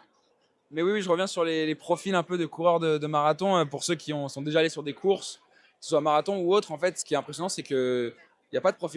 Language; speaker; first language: French; native; French